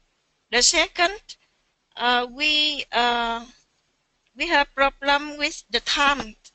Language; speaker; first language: English; non-native, learner; Vietnamese